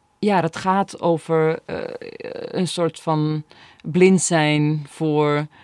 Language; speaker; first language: Dutch; early bilingual, other home language; Bosnian